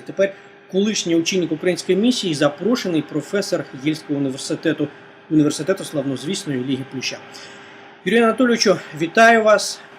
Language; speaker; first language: Ukrainian; native; Ukrainian